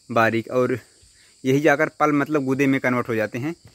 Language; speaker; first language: Hindi; native; Hindi